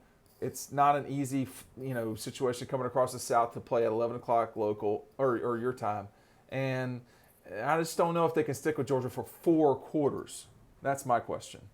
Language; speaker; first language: English; native; English